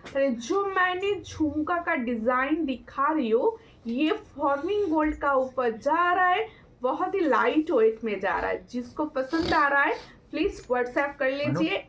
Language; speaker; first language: Hindi; non-native, local second language; Bangla